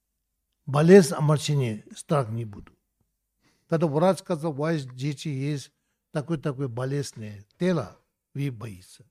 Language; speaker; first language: Russian; non-native, learner; Tibetan